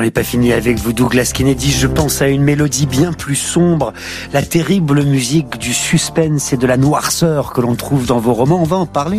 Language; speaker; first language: French; native; French